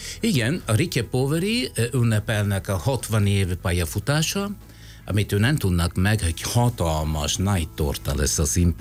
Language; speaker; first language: Hungarian; non-native, fluent; Italian